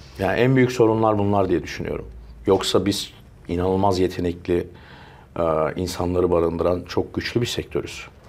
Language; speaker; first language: Turkish; early bilingual, heritage; Turkish